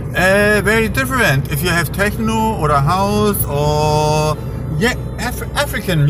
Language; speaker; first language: English; non-native, learner; German